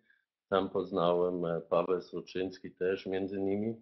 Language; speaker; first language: Polish; non-native, fluent; German